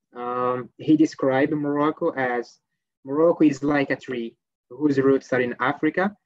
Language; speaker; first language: English; non-native, fluent; Arabic